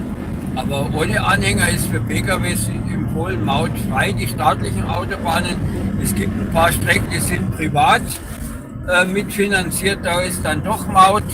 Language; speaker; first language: German; native; German